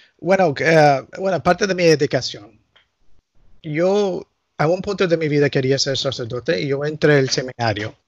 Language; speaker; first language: Spanish; early bilingual, heritage; Spanish